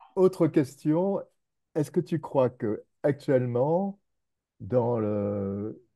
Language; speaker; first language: French; native; French